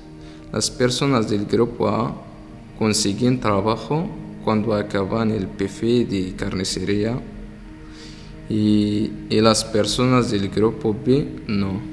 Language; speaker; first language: Spanish; non-native, learner; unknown